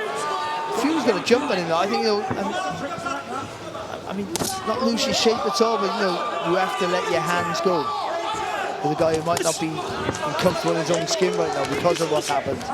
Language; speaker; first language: English; native; English